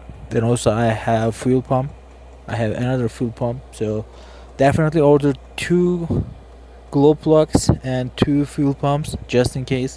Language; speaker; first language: English; non-native, fluent; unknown